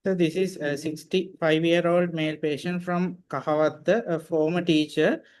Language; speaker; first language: English; non-native, local second language; Sinhala